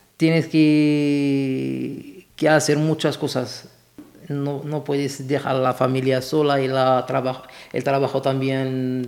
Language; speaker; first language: Spanish; non-native, learner; Arabic